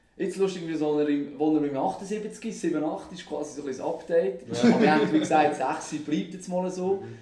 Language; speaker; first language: German; native; German